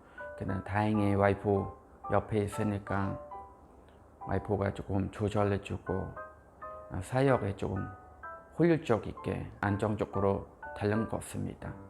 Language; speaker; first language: Korean; non-native, fluent; Khmer